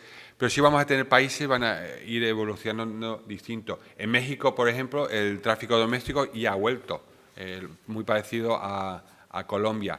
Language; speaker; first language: Spanish; non-native, fluent; English